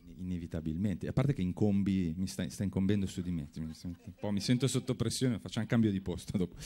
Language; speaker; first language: Italian; native; Italian